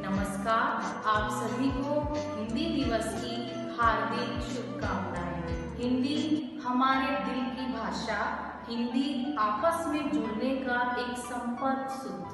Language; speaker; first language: Hindi; native; Hindi